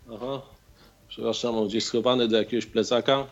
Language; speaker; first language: Polish; native; Polish